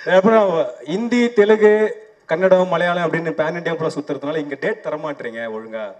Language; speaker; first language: Tamil; native; Tamil